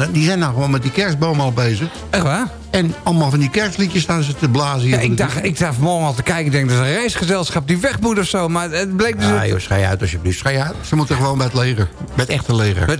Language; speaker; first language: Dutch; native; Dutch